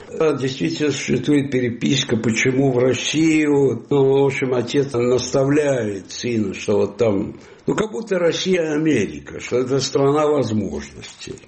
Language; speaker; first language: Russian; non-native, fluent; Italian